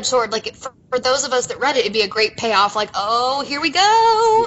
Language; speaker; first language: English; native; English